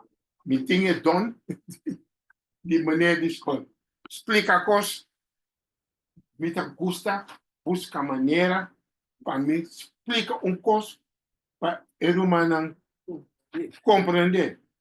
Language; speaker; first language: Portuguese; non-native, learner; Papiamento